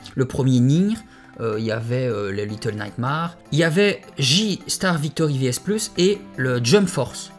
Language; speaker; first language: French; native; French